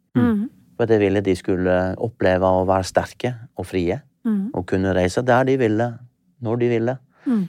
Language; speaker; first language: Norwegian; native; Norwegian